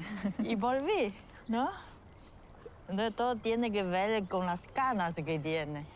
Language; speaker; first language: Spanish; non-native, fluent; Chinese